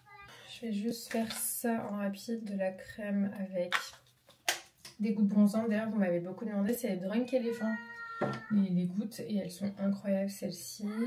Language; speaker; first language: French; native; French